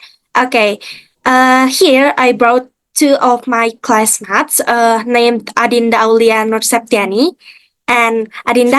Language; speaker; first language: English; non-native, fluent; Indonesian